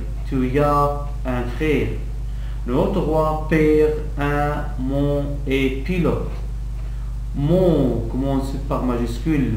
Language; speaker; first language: French; non-native, local second language; Arabic